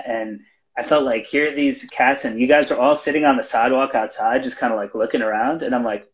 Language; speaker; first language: English; native; English